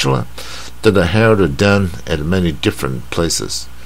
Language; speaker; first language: English; non-native, fluent; Chinese